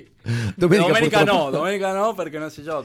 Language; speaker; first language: Italian; non-native, learner; Spanish